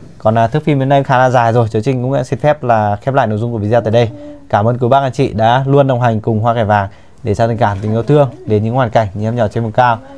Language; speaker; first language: Vietnamese; native; Vietnamese